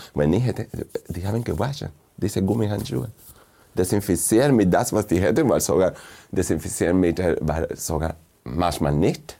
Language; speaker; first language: German; non-native, fluent; Spanish